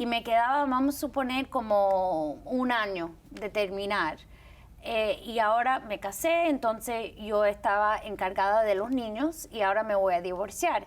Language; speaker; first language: Spanish; early bilingual, heritage; Spanish